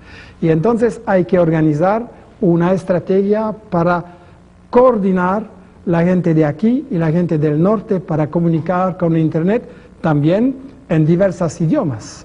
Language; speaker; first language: Spanish; non-native, fluent; French